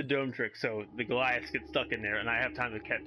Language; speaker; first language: English; native; English